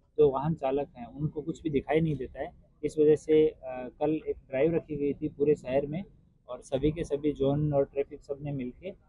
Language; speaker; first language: Hindi; non-native, local second language; Gujarati